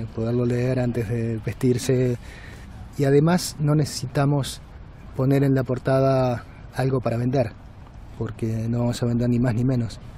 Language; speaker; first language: Spanish; native; Spanish